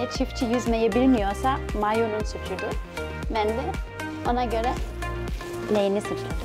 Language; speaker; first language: Turkish; non-native, fluent; German